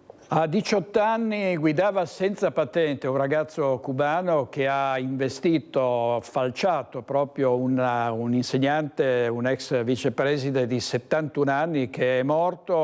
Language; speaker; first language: Italian; native; Italian